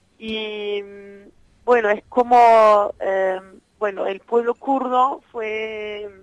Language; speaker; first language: Spanish; non-native, fluent; Kurdish